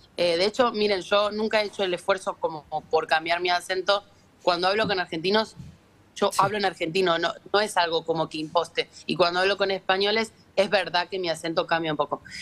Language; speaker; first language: Spanish; native; Spanish